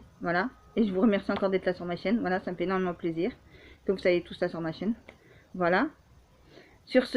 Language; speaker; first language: French; native; French